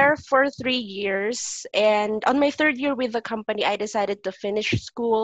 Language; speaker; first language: English; non-native, local second language; Filipino